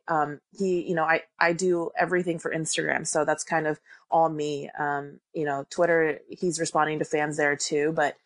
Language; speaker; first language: English; early bilingual, other home language; Korean